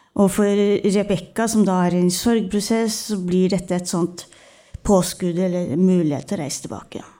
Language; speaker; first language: Norwegian; early bilingual, other home language; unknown